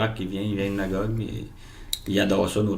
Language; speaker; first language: French; native; French